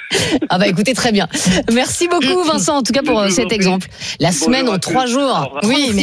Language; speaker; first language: French; native; French